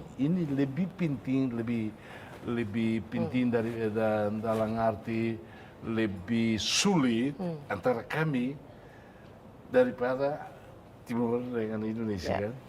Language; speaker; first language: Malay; non-native, fluent; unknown